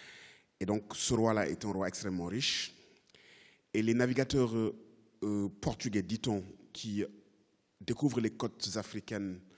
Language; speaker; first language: French; native; French